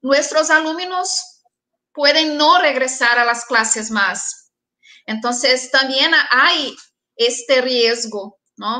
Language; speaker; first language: Spanish; non-native, fluent; Portuguese